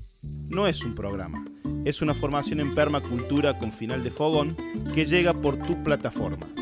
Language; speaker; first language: Spanish; native; Spanish